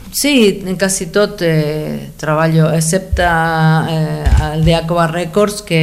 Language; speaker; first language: Catalan; non-native, fluent; Spanish